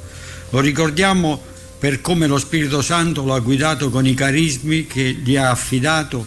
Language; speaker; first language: Italian; native; Italian